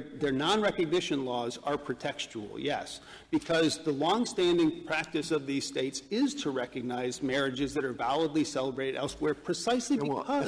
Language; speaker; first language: English; native; English